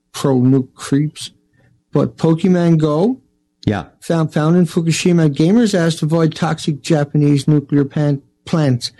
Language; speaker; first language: English; native; English